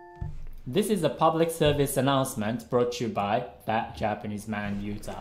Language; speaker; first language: English; non-native, fluent; Japanese